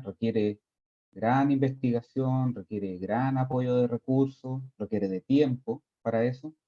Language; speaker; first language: Spanish; native; Spanish